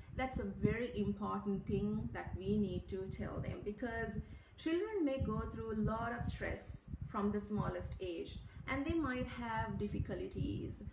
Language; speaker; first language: English; non-native, local second language; Sinhala